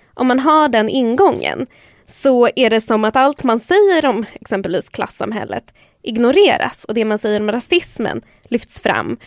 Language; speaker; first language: Swedish; early bilingual, other home language; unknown